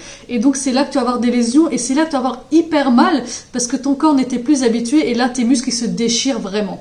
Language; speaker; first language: French; native; French